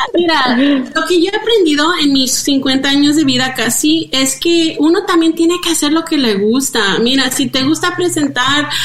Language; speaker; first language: Spanish; early bilingual, heritage; Spanish